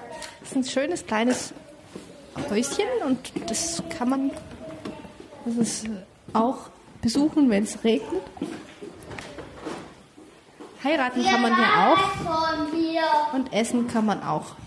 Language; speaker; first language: German; native; German